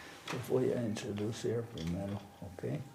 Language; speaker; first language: Spanish; non-native, learner; English